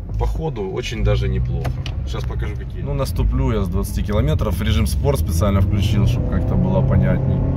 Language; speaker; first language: Russian; non-native, local second language; Ukrainian